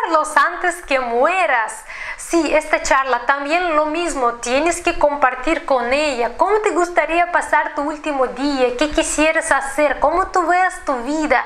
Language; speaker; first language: Spanish; non-native, fluent; Russian